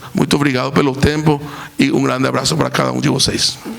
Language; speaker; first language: Portuguese; non-native, fluent; Spanish